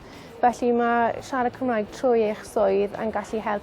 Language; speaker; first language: Welsh; non-native, local second language; English